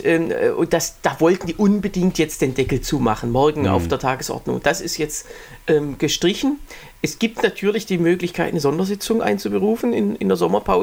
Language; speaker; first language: German; native; German